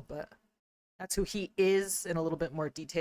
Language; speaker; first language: English; native; English